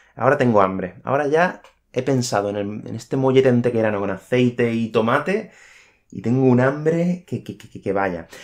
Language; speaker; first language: Spanish; native; Spanish